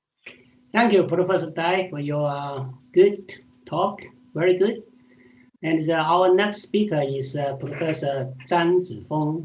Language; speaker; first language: English; non-native, fluent; Chinese